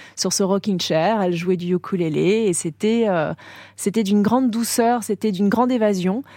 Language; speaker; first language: French; native; French